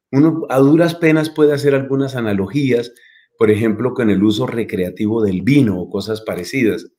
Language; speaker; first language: Spanish; native; Spanish